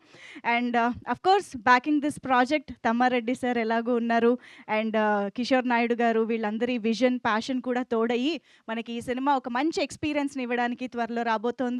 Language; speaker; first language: Telugu; native; Telugu